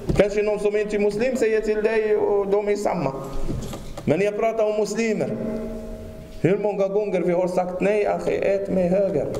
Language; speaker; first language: Swedish; non-native, fluent; Arabic